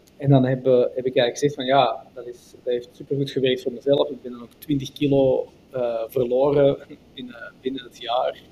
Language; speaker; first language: Dutch; native; Dutch